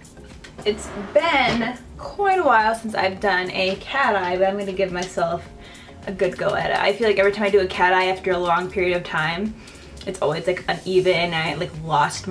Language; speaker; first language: English; native; English